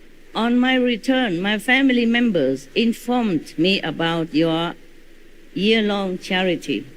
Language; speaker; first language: English; non-native, fluent; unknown